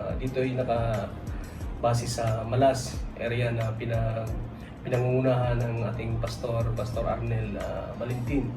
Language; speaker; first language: Filipino; non-native, local second language; Cebuano